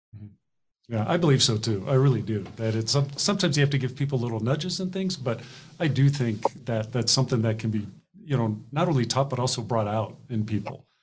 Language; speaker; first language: English; native; English